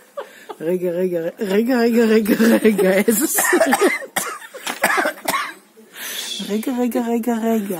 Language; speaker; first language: Hebrew; native; Hebrew